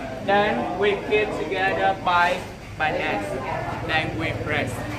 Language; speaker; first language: English; non-native, fluent; Vietnamese